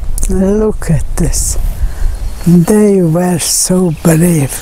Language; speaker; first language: English; non-native, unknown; Hungarian